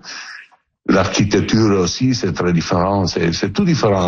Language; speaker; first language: French; non-native, learner; Italian